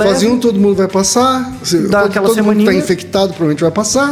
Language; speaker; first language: Portuguese; native; Portuguese